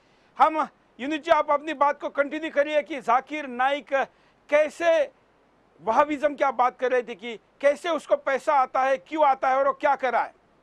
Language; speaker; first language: Hindi; native; Hindi